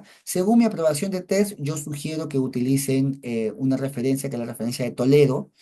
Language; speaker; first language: Spanish; native; Spanish